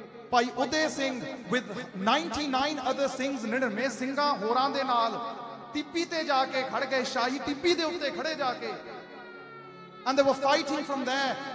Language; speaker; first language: Punjabi; early bilingual, heritage; Punjabi